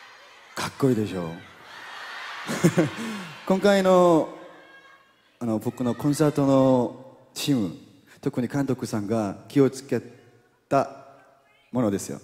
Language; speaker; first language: Japanese; non-native, fluent; Korean